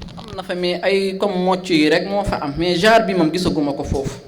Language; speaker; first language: Wolof; non-native, fluent; Fula